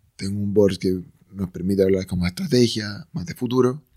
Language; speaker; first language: Spanish; native; Spanish